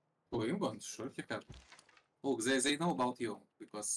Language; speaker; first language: English; non-native, learner; Russian